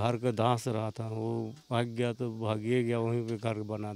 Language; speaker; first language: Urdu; non-native, local second language; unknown